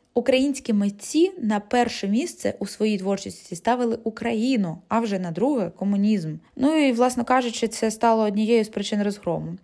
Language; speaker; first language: Ukrainian; non-native, local second language; Russian